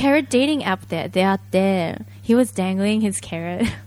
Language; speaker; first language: English; non-native, fluent; Japanese